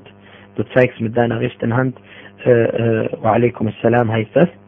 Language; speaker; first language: German; non-native, fluent; Arabic